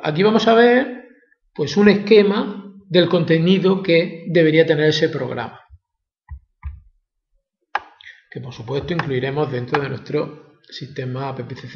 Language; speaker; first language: Spanish; native; Spanish